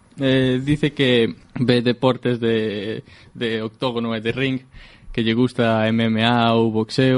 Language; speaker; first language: French; non-native, learner; Galician